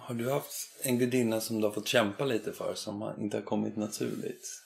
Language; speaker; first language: Swedish; native; Swedish